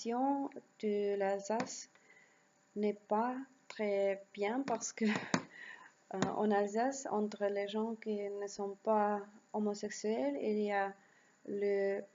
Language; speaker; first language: French; non-native, learner; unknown